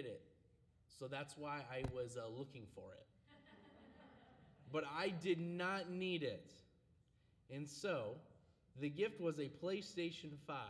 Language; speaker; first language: English; native; English